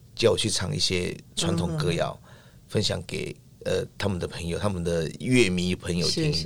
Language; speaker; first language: Chinese; non-native, local second language; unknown